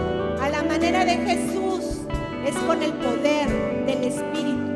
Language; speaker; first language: Spanish; native; Spanish